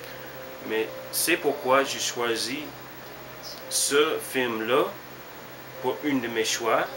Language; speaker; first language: French; non-native, learner; English